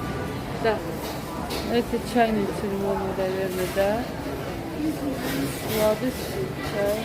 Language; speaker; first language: Russian; non-native, fluent; Azerbaijani